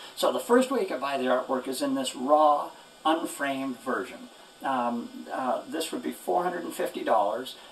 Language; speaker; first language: English; native; English